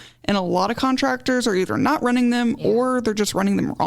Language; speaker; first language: English; native; English